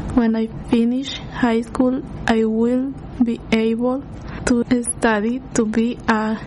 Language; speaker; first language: English; non-native, learner; Spanish